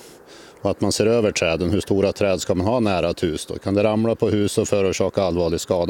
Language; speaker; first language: Swedish; native; Swedish